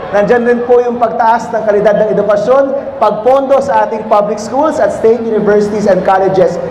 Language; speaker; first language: Filipino; native; Filipino